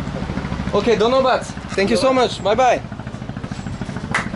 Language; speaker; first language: English; non-native, learner; French